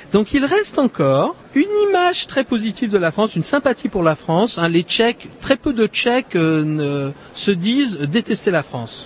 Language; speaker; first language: French; native; French